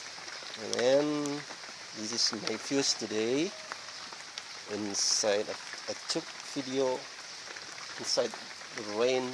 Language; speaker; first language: English; non-native, learner; Indonesian